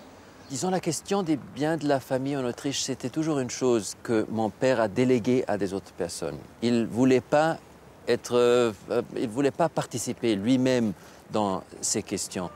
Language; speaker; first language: French; non-native, fluent; German